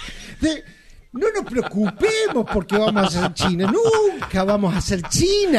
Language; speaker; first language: Spanish; native; Spanish